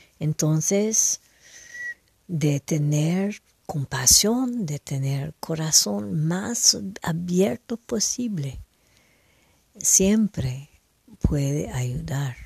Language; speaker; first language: Spanish; non-native, fluent; French